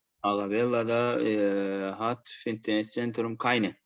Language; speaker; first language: German; non-native, learner; Azerbaijani